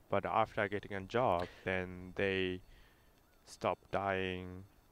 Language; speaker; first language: English; non-native, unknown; Japanese